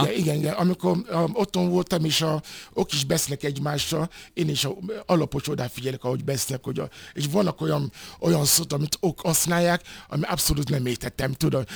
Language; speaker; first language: Hungarian; non-native, fluent; Yoruba